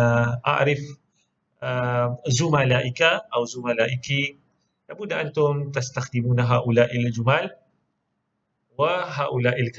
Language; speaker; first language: Arabic; non-native, local second language; Malay